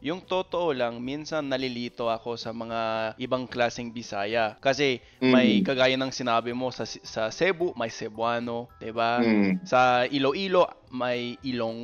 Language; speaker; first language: Filipino; non-native, fluent; English